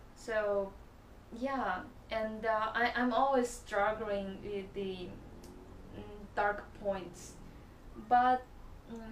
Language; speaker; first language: English; non-native, learner; Chinese